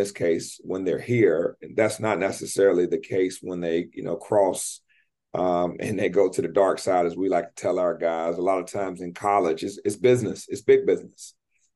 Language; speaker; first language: English; native; English